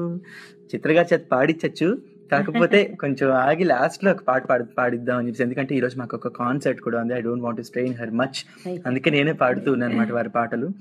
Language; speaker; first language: Telugu; native; Telugu